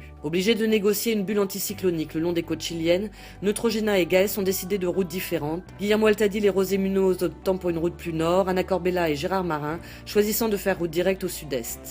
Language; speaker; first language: French; native; French